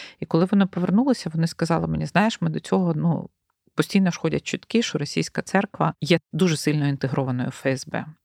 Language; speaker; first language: Ukrainian; native; Ukrainian